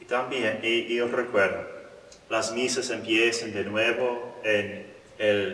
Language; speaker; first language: Spanish; non-native, learner; English